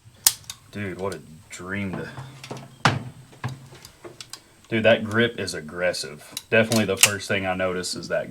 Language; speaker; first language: English; native; English